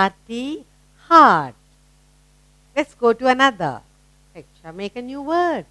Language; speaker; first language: English; non-native, local second language; Tamil